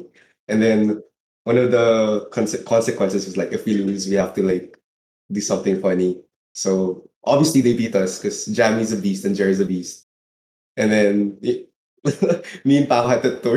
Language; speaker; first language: English; non-native, local second language; Filipino